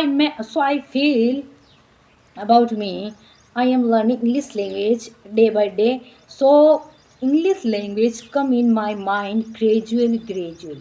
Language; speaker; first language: English; non-native, learner; Marwari